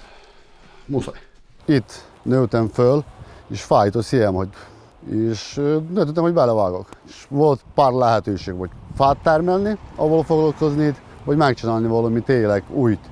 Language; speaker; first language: Hungarian; non-native, local second language; Ukrainian